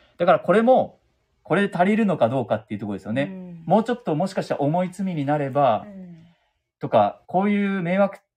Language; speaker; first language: Japanese; native; Japanese